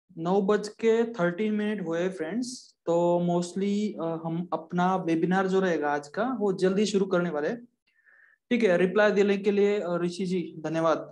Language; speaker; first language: Hindi; non-native, local second language; Marathi